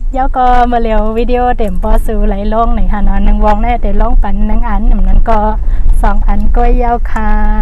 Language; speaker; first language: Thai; non-native, local second language; Shan